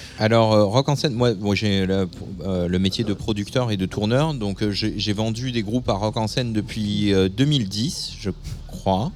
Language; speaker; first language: French; native; French